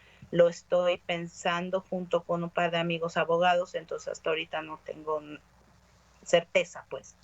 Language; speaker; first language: Spanish; native; Spanish